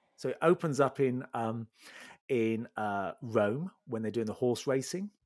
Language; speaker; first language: English; native; English